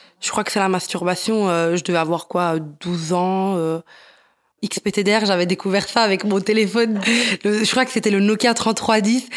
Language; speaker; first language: French; early bilingual, other home language; Italian